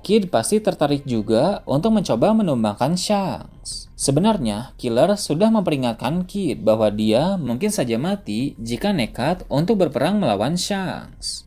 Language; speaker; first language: Indonesian; native; Indonesian